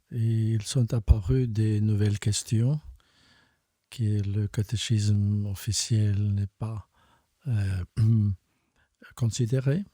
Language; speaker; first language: French; non-native, fluent; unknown